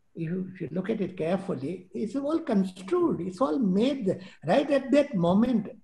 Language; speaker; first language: English; non-native, local second language; Gujarati